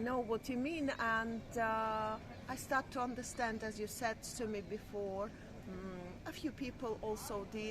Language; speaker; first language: English; non-native, fluent; Russian